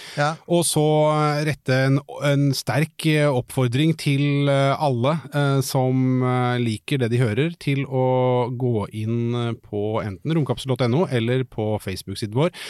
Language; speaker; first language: Norwegian; native; Norwegian